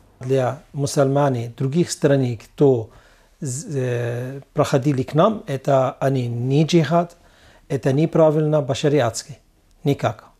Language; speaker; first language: Russian; non-native, learner; Arabic